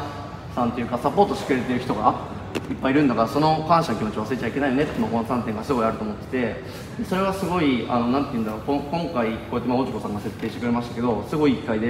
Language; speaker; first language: Japanese; native; Japanese